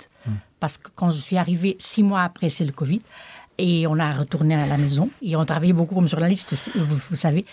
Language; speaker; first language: French; non-native, learner; Portuguese